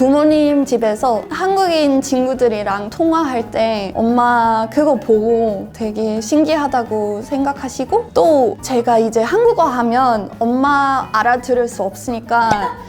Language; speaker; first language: Korean; non-native, fluent; English